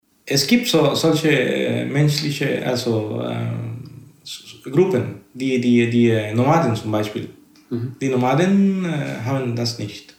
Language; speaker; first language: German; non-native, fluent; Spanish